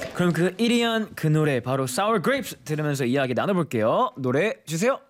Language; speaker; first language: Korean; early bilingual, heritage; Korean